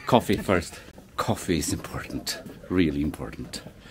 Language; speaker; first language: English; non-native, fluent; Swedish